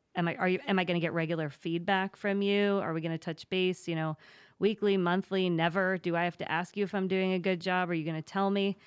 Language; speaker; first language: English; native; English